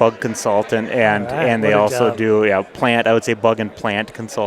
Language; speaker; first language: English; native; English